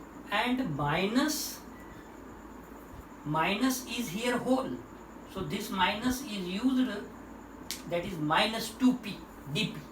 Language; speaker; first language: English; non-native, local second language; Marathi